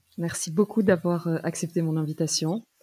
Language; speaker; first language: French; native; French